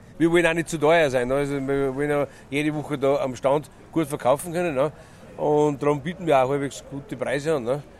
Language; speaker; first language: German; native; German